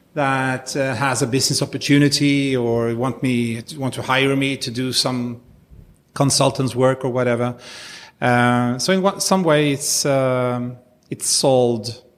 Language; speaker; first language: English; non-native, fluent; Norwegian